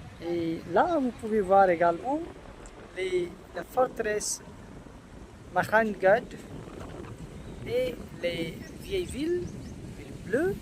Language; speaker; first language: French; non-native, learner; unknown